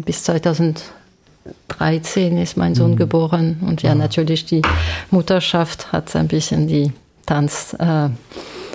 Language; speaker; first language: German; non-native, fluent; French